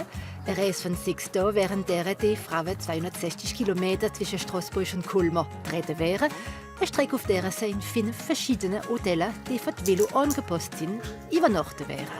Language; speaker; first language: German; non-native, local second language; French